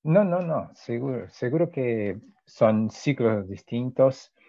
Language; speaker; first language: Spanish; non-native, fluent; Portuguese